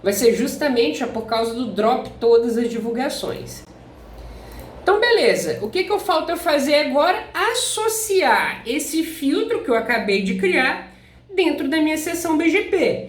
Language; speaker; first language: Portuguese; native; Portuguese